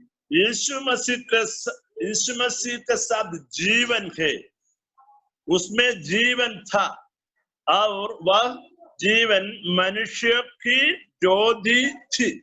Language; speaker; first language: Hindi; non-native, learner; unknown